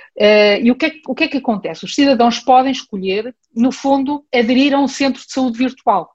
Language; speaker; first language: Portuguese; early bilingual, heritage; Portuguese